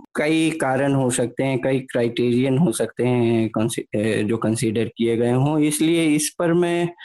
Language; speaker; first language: Hindi; native; Hindi